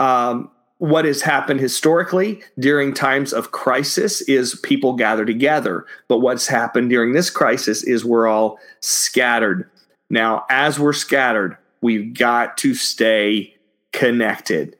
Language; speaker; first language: English; native; English